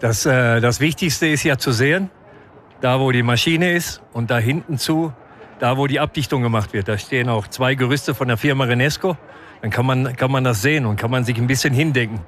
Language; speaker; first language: German; native; German